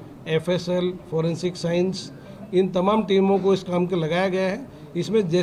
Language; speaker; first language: Hindi; non-native, local second language; Gujarati